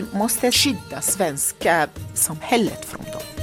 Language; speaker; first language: Swedish; non-native, learner; Arabic